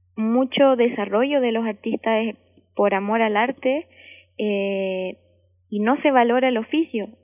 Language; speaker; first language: Spanish; native; Spanish